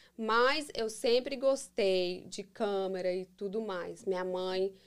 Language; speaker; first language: Portuguese; early bilingual, heritage; English